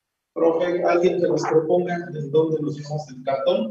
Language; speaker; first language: Spanish; native; Spanish